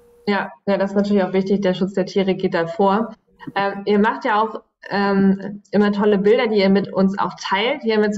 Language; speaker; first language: German; native; German